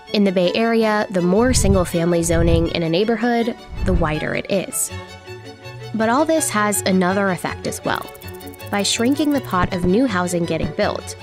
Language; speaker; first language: English; native; English